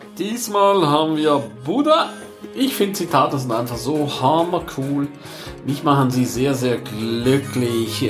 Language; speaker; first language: German; non-native, local second language; Romansh